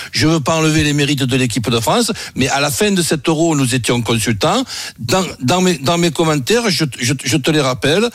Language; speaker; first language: French; native; French